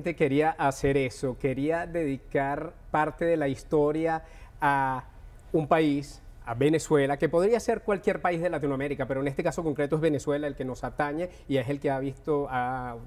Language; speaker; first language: Spanish; native; Spanish